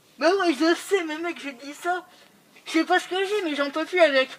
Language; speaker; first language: French; native; French